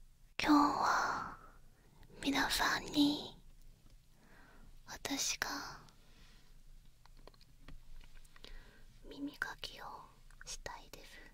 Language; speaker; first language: Japanese; non-native, learner; Korean